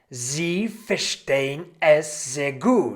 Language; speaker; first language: German; non-native, fluent; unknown